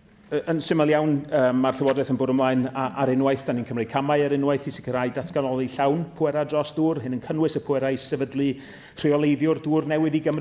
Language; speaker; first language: Welsh; native; Welsh